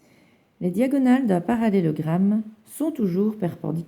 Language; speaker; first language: French; native; French